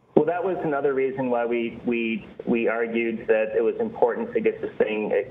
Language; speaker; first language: English; native; English